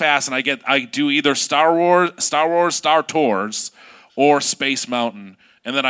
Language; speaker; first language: English; native; English